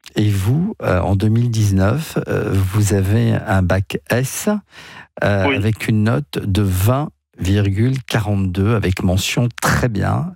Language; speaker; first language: French; native; French